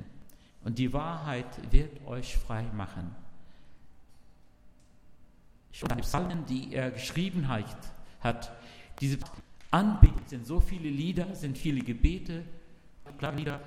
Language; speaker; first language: German; non-native, learner; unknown